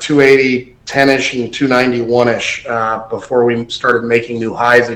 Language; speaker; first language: English; native; English